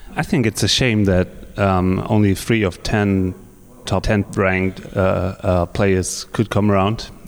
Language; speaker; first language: English; non-native, fluent; German